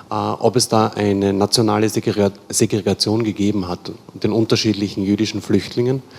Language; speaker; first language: German; native; German